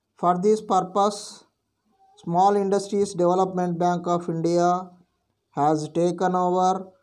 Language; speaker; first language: English; non-native, local second language; Telugu